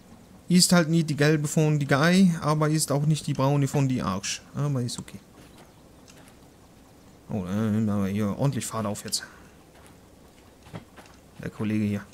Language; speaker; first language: German; native; German